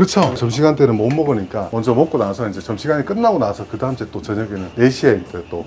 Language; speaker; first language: Korean; native; Korean